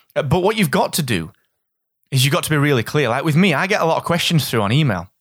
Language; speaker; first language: English; native; English